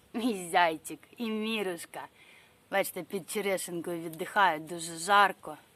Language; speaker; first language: Ukrainian; non-native, local second language; Russian